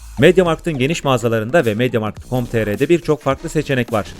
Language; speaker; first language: Turkish; native; Turkish